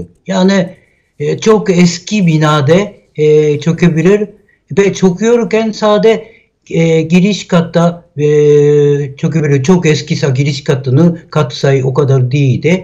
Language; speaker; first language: Turkish; non-native, learner; Japanese